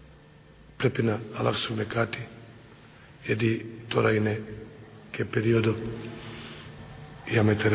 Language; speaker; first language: Greek; non-native, learner; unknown